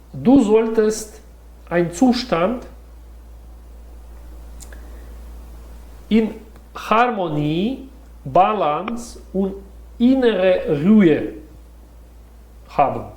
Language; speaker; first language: German; non-native, learner; Russian